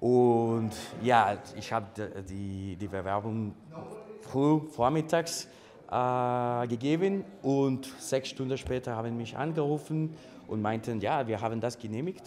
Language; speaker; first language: German; non-native, fluent; Spanish